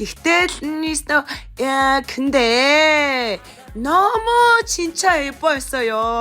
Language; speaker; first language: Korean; non-native, learner; Mongolian